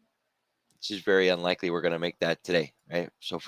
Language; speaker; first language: English; native; English